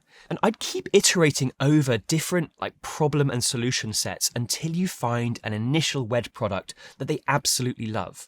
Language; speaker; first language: English; native; English